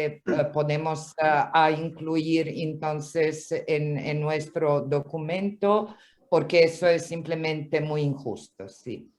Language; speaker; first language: Spanish; non-native, fluent; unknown